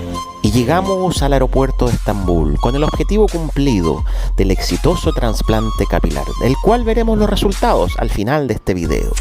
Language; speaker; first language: Spanish; native; Spanish